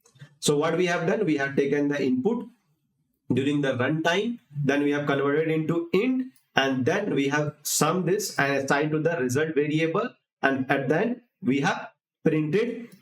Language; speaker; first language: English; non-native, local second language; Hindi